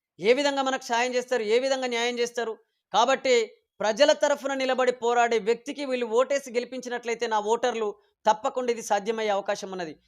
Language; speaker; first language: Telugu; native; Telugu